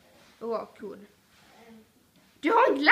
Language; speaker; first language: Swedish; early bilingual, other home language; Spanish